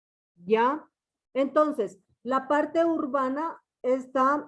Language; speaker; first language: Spanish; native; Spanish